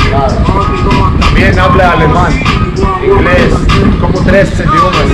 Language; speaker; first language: Spanish; non-native, learner; Russian